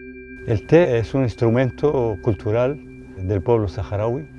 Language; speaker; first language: Spanish; non-native, fluent; Arabic